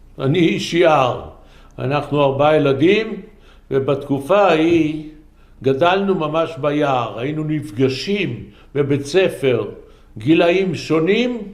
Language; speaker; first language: Hebrew; native; Hebrew